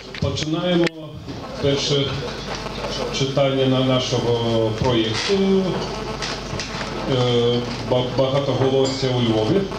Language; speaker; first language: Ukrainian; non-native, learner; Lithuanian